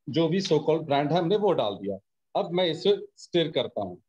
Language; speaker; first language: Hindi; native; Hindi